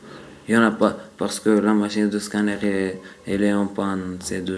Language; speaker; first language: French; non-native, learner; Arabic